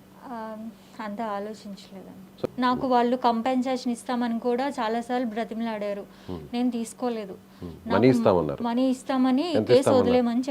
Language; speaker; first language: Telugu; native; Telugu